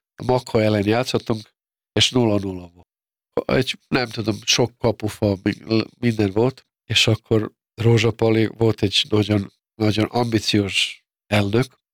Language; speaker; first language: Hungarian; non-native, fluent; Serbian